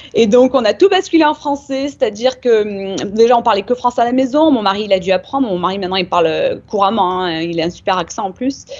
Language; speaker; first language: French; native; French